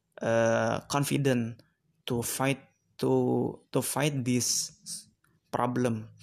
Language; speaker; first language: English; non-native, learner; Indonesian